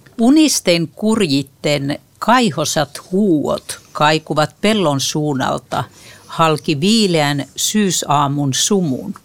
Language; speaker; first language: Finnish; native; Finnish